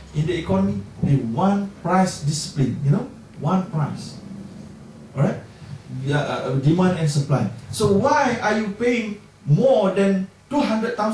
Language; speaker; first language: English; non-native, local second language; Malay